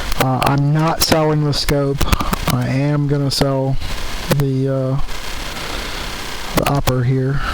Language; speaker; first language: English; native; English